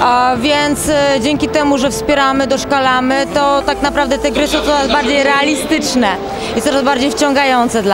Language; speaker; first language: Polish; native; Polish